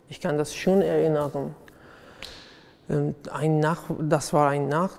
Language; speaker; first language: German; non-native, fluent; Persian